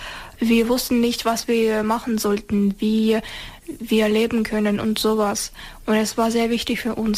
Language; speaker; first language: German; non-native, learner; Ukrainian